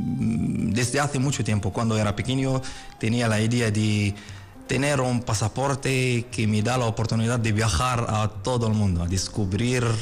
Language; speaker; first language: Spanish; non-native, fluent; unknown